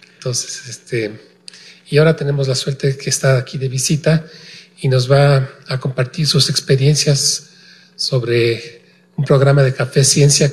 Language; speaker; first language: Spanish; native; Spanish